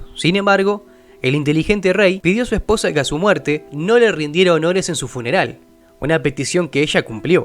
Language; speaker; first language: Spanish; native; Spanish